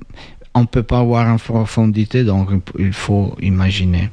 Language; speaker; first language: French; non-native, learner; Italian